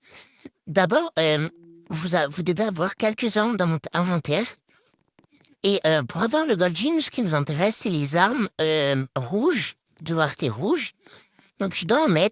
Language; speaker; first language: French; native; French